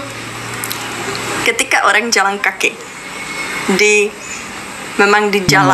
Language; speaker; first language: Indonesian; non-native, fluent; Czech